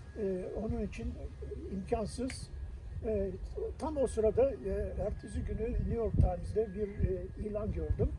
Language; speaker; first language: Turkish; native; Turkish